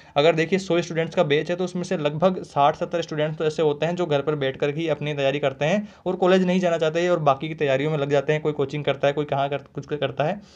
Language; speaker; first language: Hindi; native; Hindi